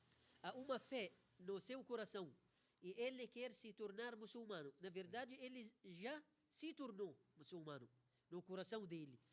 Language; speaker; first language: Portuguese; non-native, fluent; Arabic